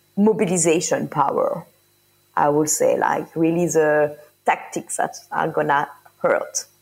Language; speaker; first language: English; non-native, fluent; French